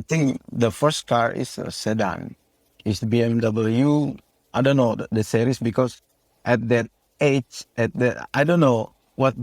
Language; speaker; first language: English; non-native, learner; Indonesian